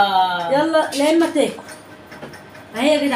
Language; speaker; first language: Arabic; native; Arabic